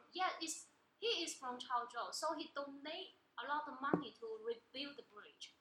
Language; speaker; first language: English; non-native, learner; Chinese